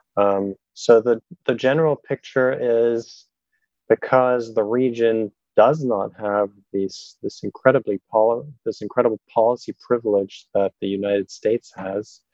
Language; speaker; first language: English; non-native, fluent; German